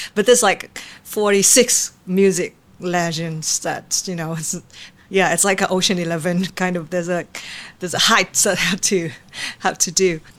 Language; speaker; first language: English; non-native, fluent; Vietnamese